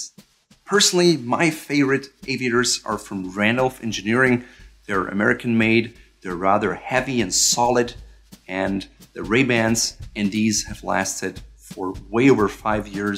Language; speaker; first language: English; non-native, fluent; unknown